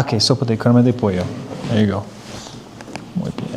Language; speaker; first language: Spanish; non-native, learner; English